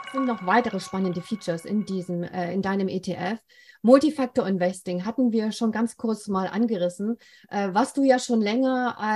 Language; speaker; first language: German; native; German